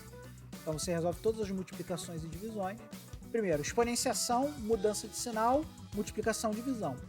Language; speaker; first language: Portuguese; native; Portuguese